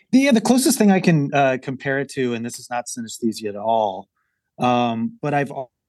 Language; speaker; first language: English; native; English